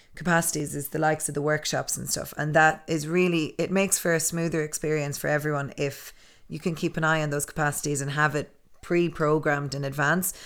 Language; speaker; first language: English; native; English